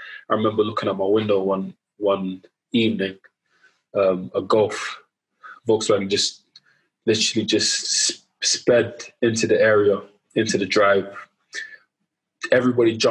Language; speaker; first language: English; native; English